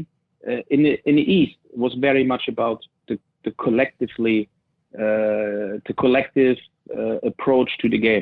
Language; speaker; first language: English; non-native, fluent; German